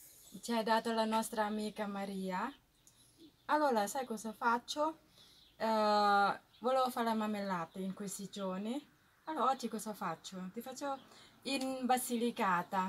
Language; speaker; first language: Italian; non-native, learner; Thai